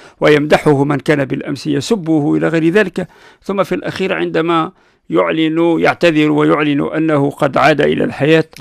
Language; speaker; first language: Arabic; non-native, local second language; Berber languages